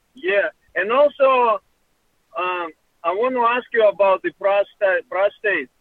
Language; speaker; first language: English; non-native, learner; Russian